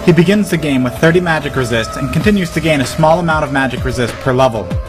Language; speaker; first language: English; native; English